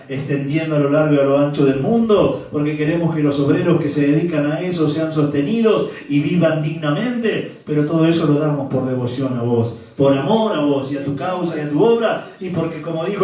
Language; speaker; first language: Spanish; native; Spanish